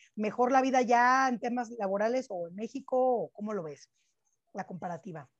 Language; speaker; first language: Spanish; native; Spanish